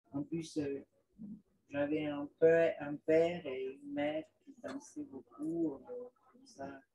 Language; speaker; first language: French; non-native, fluent; Spanish